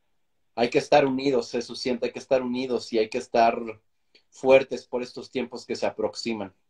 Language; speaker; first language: Spanish; native; Spanish